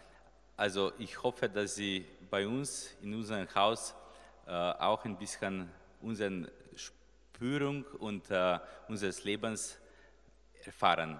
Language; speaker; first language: German; non-native, learner; Slovenian